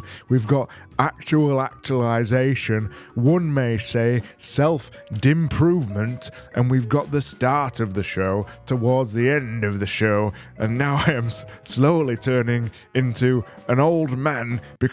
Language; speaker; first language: English; native; English